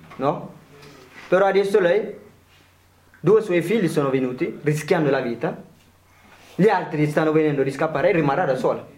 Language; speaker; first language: Italian; non-native, fluent; Tigrinya